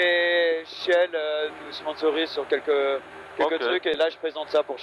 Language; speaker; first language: French; native; French